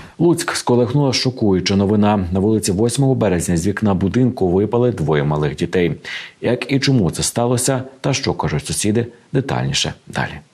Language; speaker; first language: Ukrainian; native; Ukrainian